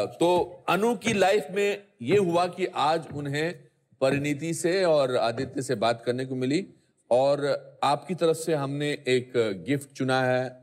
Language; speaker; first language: Hindi; native; Hindi